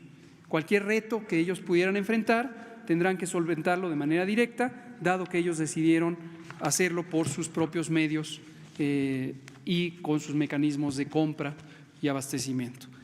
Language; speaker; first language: Spanish; native; Spanish